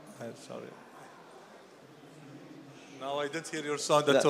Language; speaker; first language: English; non-native, fluent; Arabic